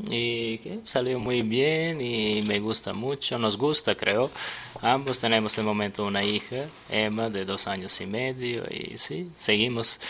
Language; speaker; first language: Spanish; non-native, learner; Serbian